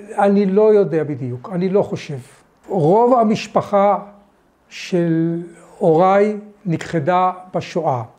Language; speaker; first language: Hebrew; early bilingual, other home language; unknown